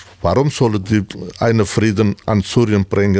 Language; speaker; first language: German; non-native, learner; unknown